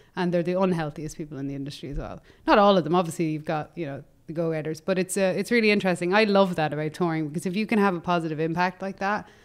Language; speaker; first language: English; native; English